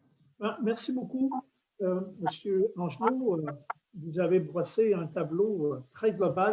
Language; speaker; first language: French; native; French